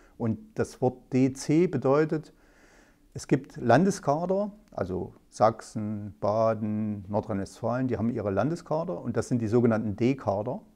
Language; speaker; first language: German; native; German